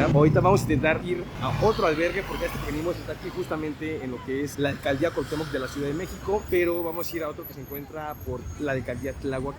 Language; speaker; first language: Spanish; native; Spanish